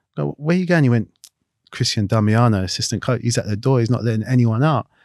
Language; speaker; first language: English; native; English